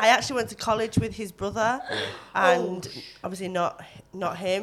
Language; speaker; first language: English; native; English